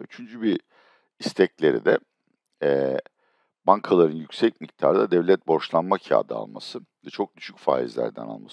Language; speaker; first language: Turkish; native; Turkish